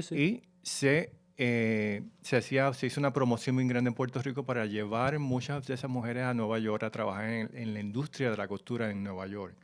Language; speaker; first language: Spanish; native; Spanish